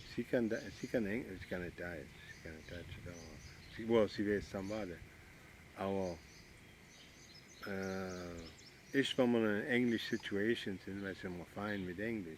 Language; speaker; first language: German; early bilingual, heritage; Pennsylvania German